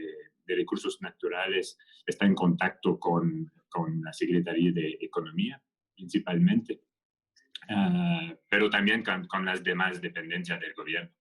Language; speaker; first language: Spanish; non-native, fluent; French